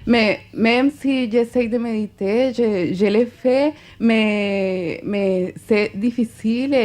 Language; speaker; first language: French; non-native, fluent; Spanish